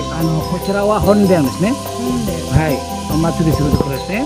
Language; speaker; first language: Japanese; non-native, fluent; Balinese